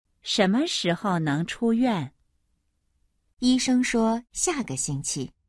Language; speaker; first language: Chinese; non-native, fluent; Vietnamese